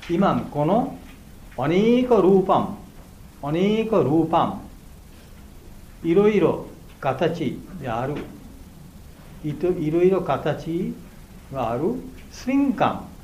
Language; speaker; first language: Japanese; non-native, learner; Bangla